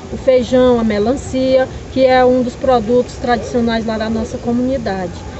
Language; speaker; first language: Portuguese; native; Portuguese